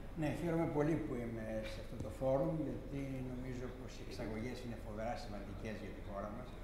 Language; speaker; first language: Greek; native; Greek